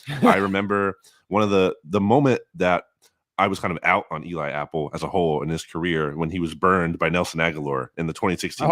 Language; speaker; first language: English; native; English